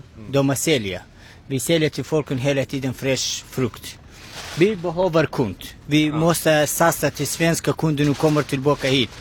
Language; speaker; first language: Swedish; non-native, learner; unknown